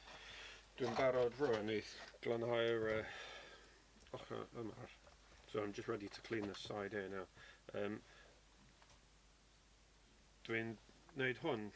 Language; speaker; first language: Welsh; non-native, learner; English